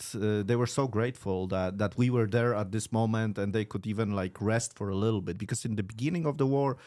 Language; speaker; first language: English; non-native, fluent; Polish